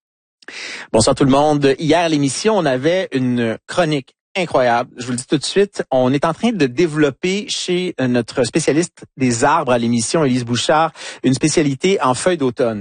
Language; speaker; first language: French; native; French